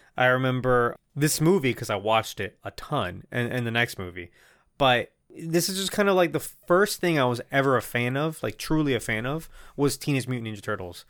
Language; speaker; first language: English; non-native, fluent; Spanish